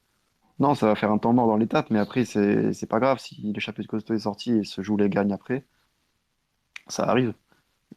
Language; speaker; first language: French; native; French